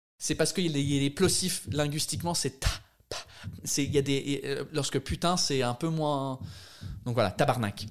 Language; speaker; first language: French; non-native, fluent; English